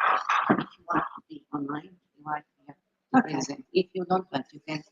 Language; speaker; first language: English; non-native, fluent; Portuguese